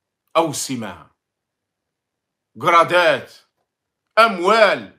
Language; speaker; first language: Arabic; native; Arabic